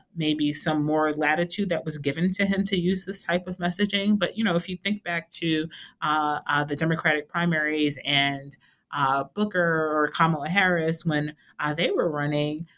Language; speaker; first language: English; native; English